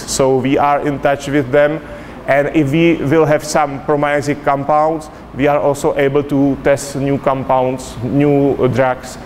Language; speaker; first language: English; non-native, fluent; Czech